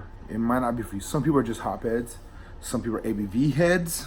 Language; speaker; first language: English; native; English